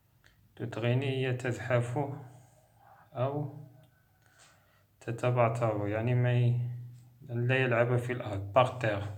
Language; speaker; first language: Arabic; native; Arabic